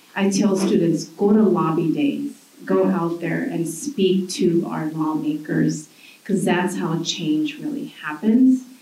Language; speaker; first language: English; early bilingual, other home language; Spanish